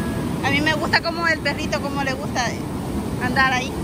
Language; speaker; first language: Spanish; native; Spanish